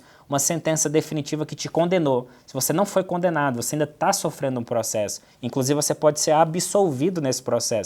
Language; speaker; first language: Portuguese; native; Portuguese